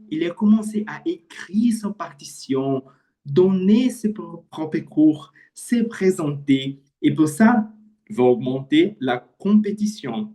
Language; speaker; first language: French; non-native, learner; Portuguese